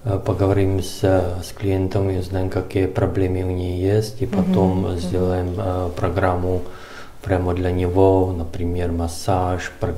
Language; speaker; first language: Russian; non-native, learner; Czech